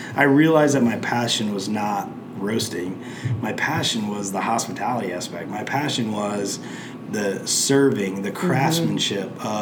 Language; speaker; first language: English; native; English